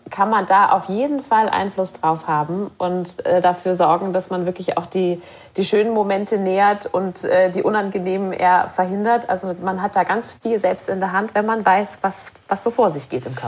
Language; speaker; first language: German; native; German